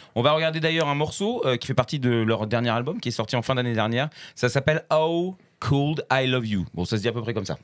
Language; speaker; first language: French; native; French